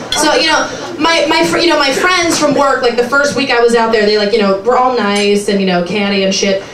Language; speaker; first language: English; native; English